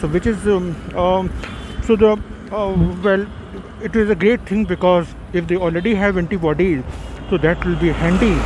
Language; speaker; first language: English; non-native, local second language; Hindi